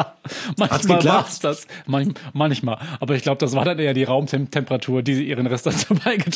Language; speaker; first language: German; native; German